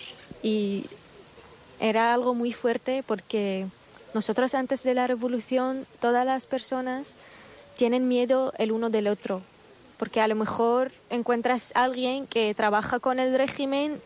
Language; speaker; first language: Spanish; non-native, fluent; Arabic